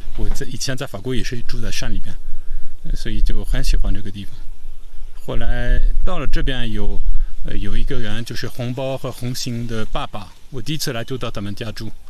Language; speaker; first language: Chinese; non-native, fluent; French